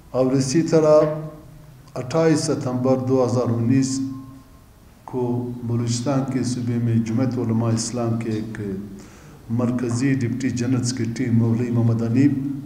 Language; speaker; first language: Urdu; non-native, local second language; Baluchi